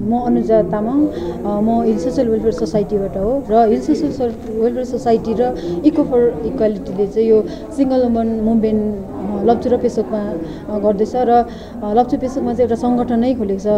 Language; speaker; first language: Hindi; non-native, local second language; Nepali